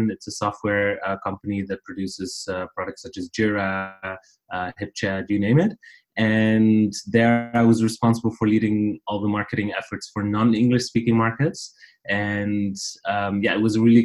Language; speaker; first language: English; non-native, fluent; Riffian